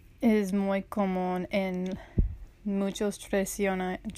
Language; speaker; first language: Spanish; non-native, learner; English